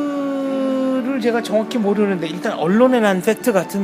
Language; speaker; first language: Korean; native; Korean